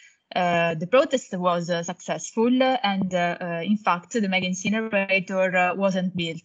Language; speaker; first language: English; non-native, fluent; Italian